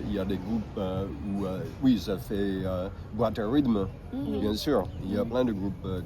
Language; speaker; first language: French; non-native, fluent; English